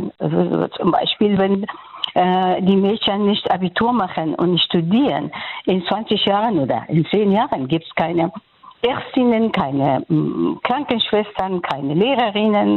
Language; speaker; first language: German; non-native, fluent; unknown